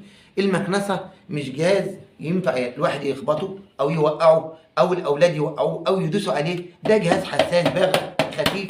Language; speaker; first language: Arabic; native; Arabic